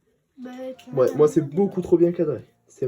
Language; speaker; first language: French; native; French